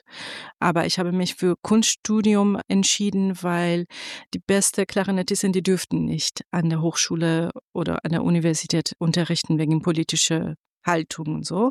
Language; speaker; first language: German; non-native, fluent; Persian